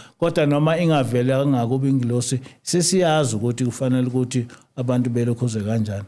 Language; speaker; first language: Zulu; native; Zulu